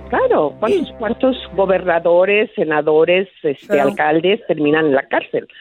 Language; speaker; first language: Spanish; native; Spanish